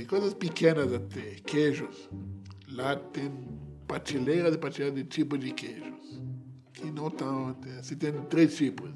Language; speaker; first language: Portuguese; non-native, fluent; Hebrew